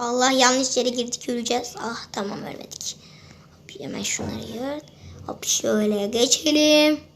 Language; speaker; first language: Turkish; native; Turkish